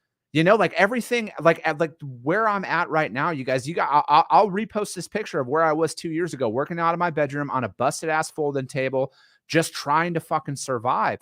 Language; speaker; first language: English; native; English